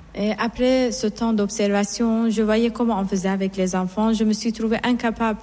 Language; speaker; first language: French; non-native, fluent; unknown